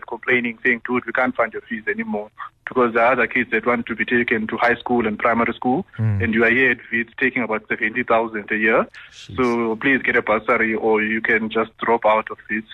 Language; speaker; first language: English; non-native, local second language; Xhosa